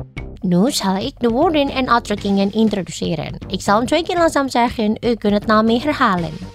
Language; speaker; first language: Dutch; non-native, learner; Indonesian